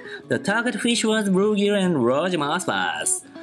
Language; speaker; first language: English; non-native, fluent; Japanese